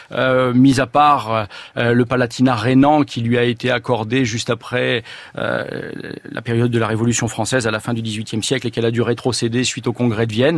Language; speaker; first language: French; native; French